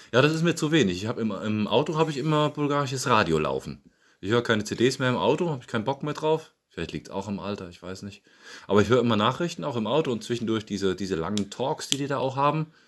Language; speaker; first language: German; native; German